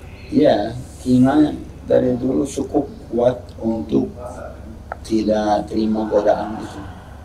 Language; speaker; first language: Indonesian; non-native, fluent; Swedish